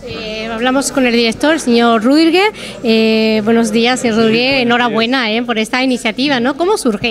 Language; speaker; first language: Spanish; native; Spanish